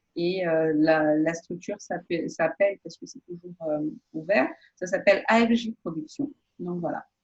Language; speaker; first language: French; non-native, local second language; Portuguese